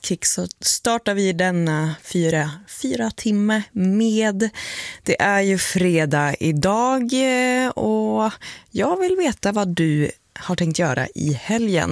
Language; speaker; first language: Swedish; native; Swedish